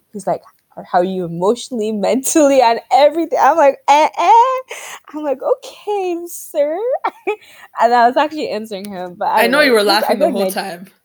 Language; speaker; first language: English; native; English